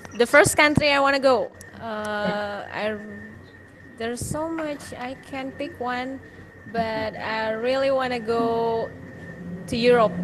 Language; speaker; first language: English; non-native, learner; Indonesian